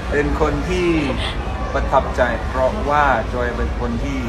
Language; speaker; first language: Thai; non-native, fluent; English